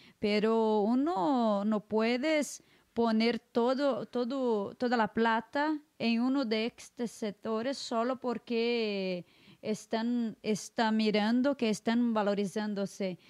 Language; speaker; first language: Spanish; non-native, fluent; Portuguese